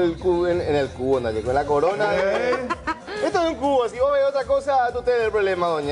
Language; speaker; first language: Spanish; native; Spanish